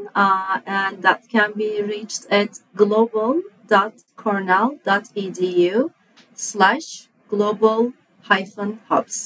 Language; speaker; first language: English; non-native, fluent; Turkish